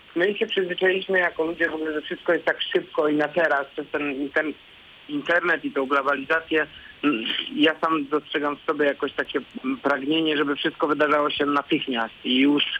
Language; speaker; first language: Polish; native; Polish